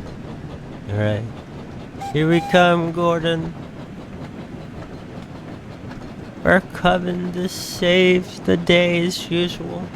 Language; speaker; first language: English; native; English